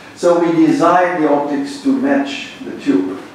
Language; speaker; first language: English; non-native, fluent; Portuguese